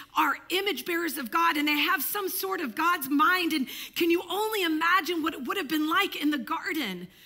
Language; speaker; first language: English; early bilingual, other home language; Italian